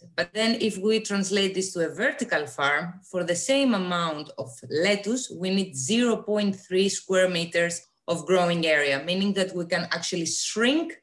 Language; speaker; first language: English; non-native, fluent; Greek